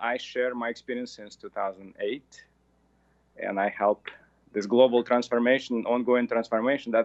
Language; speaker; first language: English; non-native, fluent; Russian